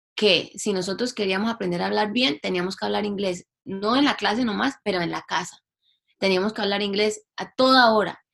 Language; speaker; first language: Spanish; early bilingual, heritage; English